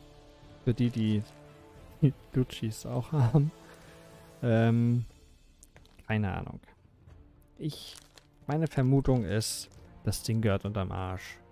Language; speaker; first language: German; native; German